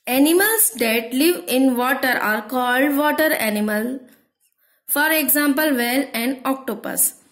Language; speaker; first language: Hindi; native; Hindi